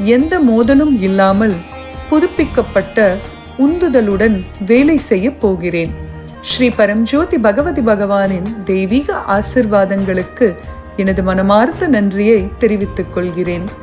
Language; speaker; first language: Tamil; early bilingual, heritage; Tamil